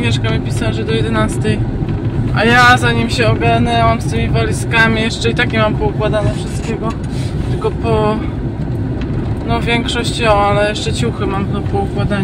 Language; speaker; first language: Polish; native; Polish